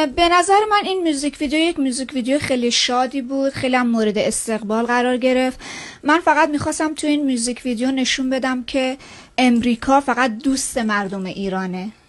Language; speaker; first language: Persian; non-native, local second language; Kurdish